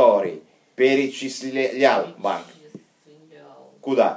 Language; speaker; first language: Russian; non-native, fluent; Italian